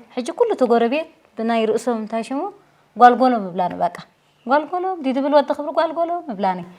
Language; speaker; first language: Tigrinya; native; Tigrinya